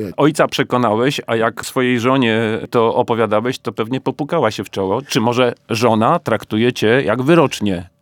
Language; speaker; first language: Polish; native; Polish